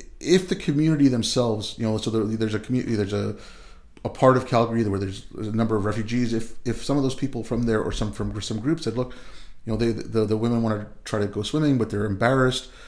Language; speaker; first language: English; early bilingual, other home language; Urdu